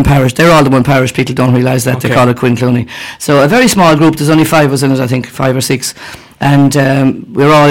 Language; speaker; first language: English; native; English